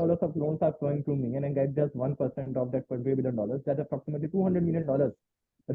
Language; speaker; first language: English; non-native, local second language; Hindi